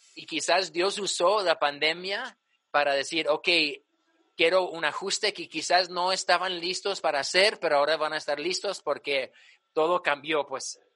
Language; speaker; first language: Spanish; early bilingual, other home language; English